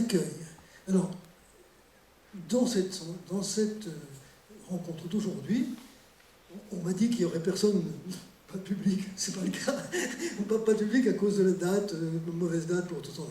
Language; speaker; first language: French; native; French